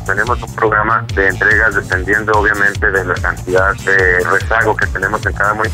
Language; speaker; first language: Spanish; native; Spanish